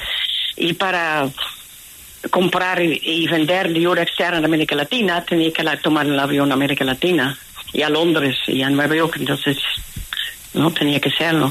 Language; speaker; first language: Spanish; non-native, fluent; Dutch